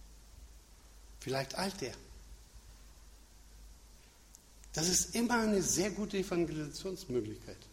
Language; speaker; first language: German; non-native, fluent; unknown